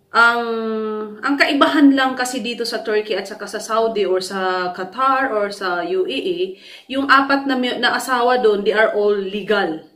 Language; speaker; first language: Filipino; native; Filipino